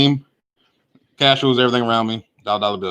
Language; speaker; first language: English; native; English